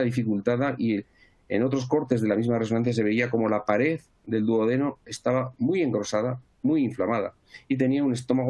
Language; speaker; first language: Spanish; native; Spanish